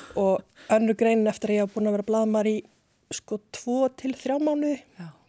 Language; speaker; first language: Icelandic; native; Icelandic